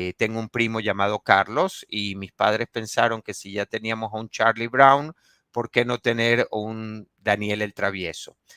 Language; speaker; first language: Spanish; native; Spanish